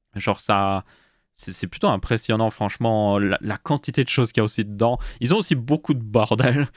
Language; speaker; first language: French; native; French